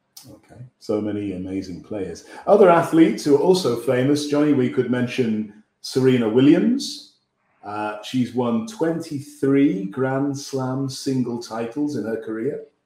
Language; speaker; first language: English; native; English